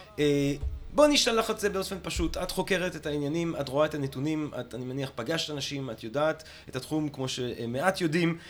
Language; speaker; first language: Hebrew; non-native, fluent; English